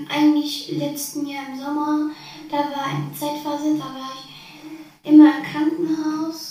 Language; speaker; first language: German; early bilingual, other home language; Arabic